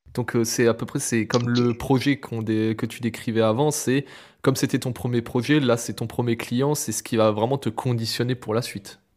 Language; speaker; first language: French; native; French